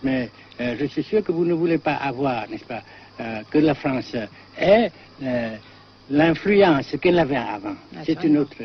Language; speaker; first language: French; non-native, local second language; Vietnamese